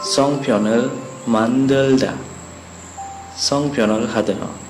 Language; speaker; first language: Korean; non-native, fluent; Sinhala